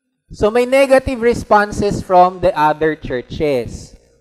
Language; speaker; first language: English; non-native, local second language; Filipino